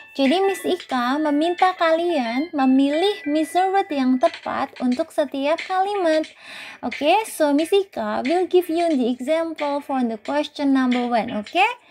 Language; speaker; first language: English; non-native, fluent; Indonesian